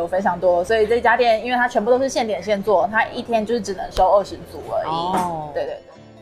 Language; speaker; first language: Chinese; native; Chinese